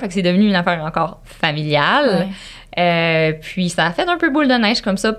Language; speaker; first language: French; native; French